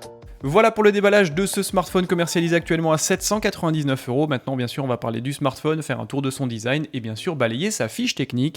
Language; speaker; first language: French; native; French